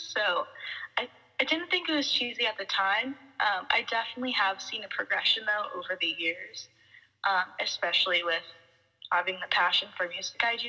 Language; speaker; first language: English; native; English